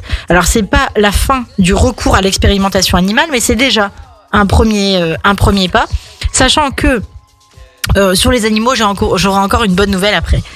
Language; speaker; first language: French; native; French